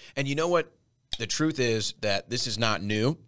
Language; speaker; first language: English; native; English